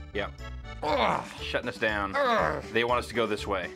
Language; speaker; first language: English; native; English